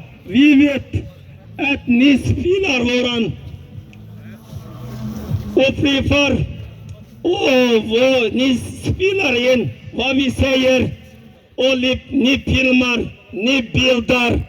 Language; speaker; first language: Swedish; non-native, learner; Uyghur